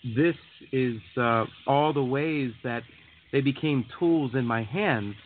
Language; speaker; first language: English; native; English